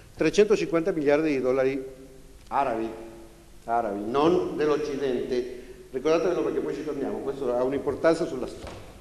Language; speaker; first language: Italian; non-native, fluent; Spanish